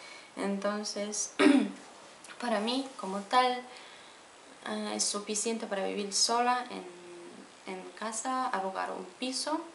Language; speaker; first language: Spanish; non-native, fluent; Polish